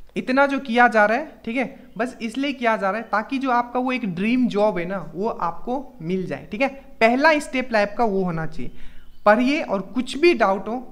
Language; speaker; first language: Hindi; native; Hindi